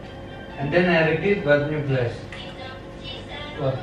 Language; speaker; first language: English; non-native, learner; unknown